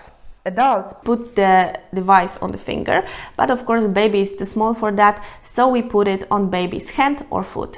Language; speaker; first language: English; non-native, fluent; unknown